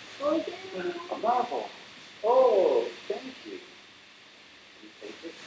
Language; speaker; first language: English; non-native, learner; Chinese